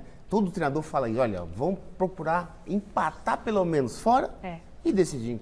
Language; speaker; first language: Portuguese; native; Portuguese